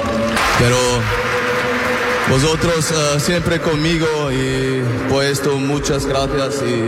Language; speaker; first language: Spanish; non-native, learner; German